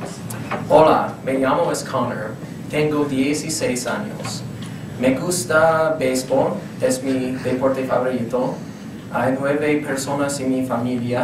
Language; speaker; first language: Spanish; non-native, learner; English